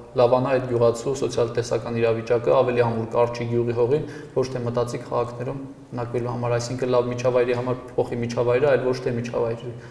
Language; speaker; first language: Armenian; native; Armenian